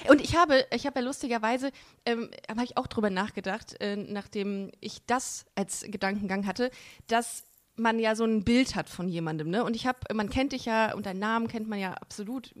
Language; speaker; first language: German; native; German